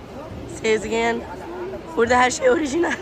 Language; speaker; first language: Turkish; non-native, fluent; Arabic